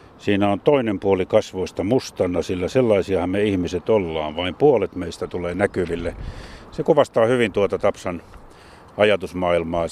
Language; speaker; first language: Finnish; native; Finnish